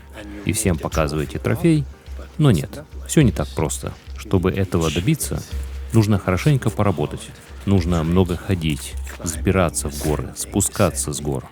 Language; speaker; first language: Russian; native; Russian